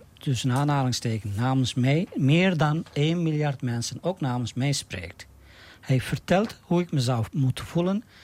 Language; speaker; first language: Dutch; non-native, fluent; Turkish